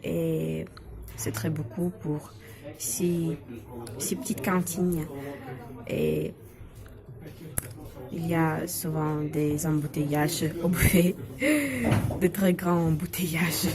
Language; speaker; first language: French; non-native, fluent; Russian